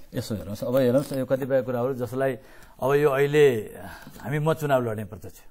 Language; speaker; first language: Nepali; native; Nepali